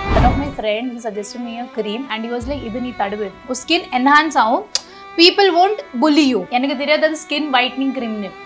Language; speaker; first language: Tamil; native; Tamil